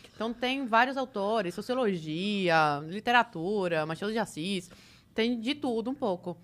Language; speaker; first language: Portuguese; early bilingual, other home language; Spanish